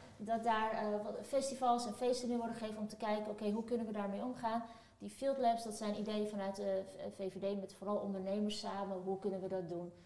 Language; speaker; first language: Dutch; early bilingual, other home language; Turkish